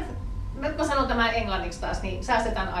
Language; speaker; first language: Finnish; native; Finnish